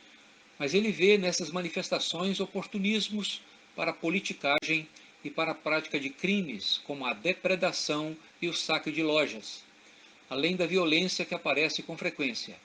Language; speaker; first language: Portuguese; native; Portuguese